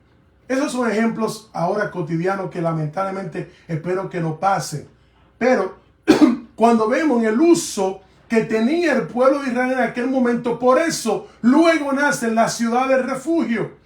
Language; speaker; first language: Spanish; native; Spanish